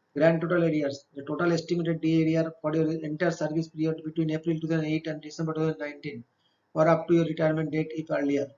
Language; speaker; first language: English; non-native, local second language; Bangla